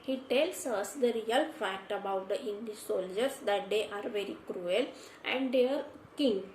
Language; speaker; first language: English; non-native, local second language; Marathi